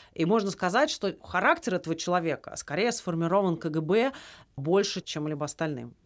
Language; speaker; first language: Russian; native; Russian